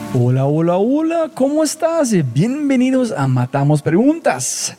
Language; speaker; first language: Spanish; non-native, learner; English